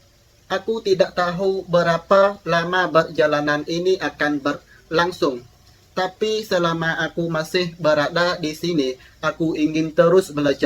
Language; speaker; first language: Indonesian; non-native, fluent; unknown